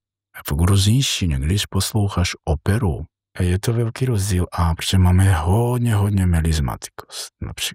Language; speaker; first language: Czech; non-native, fluent; Georgian